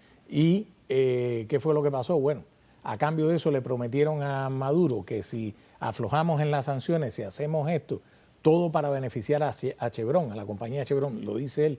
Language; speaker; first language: Spanish; native; Spanish